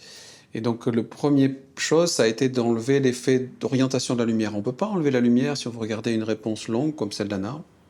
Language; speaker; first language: French; native; French